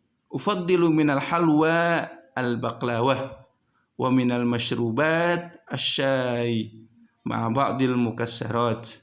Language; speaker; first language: Arabic; non-native, fluent; Indonesian